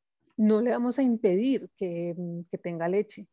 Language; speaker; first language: Spanish; native; Spanish